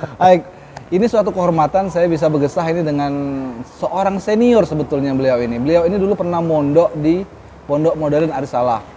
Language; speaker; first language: Indonesian; native; Indonesian